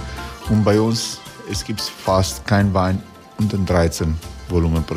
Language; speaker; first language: German; non-native, learner; Croatian